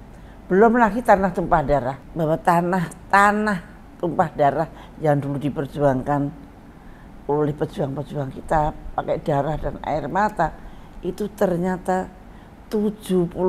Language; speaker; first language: Indonesian; native; Indonesian